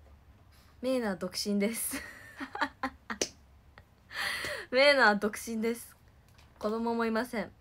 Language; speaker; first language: Japanese; native; Japanese